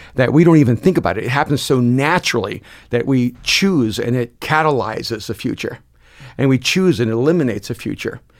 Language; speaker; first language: English; early bilingual, other home language; Spanish